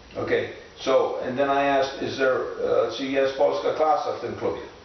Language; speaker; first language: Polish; non-native, learner; English